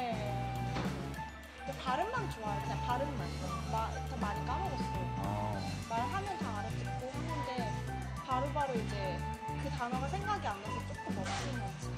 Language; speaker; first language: Korean; early bilingual, heritage; Korean